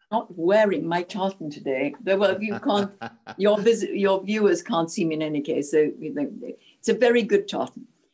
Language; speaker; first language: English; non-native, local second language; Czech